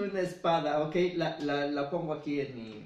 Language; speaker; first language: Spanish; native; Spanish